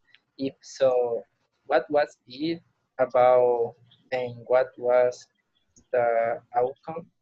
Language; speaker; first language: English; non-native, learner; Spanish